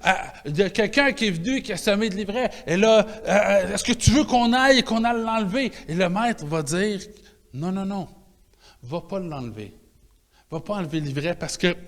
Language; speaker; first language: French; native; French